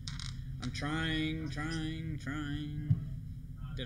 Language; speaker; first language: English; native; English